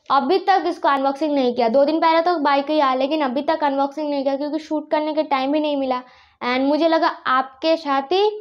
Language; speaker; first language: Hindi; non-native, local second language; Bangla